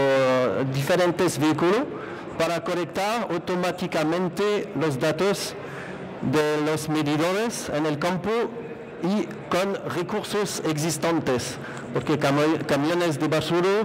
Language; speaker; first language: Spanish; non-native, fluent; French